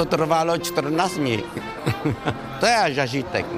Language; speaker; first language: Czech; non-native, fluent; Vietnamese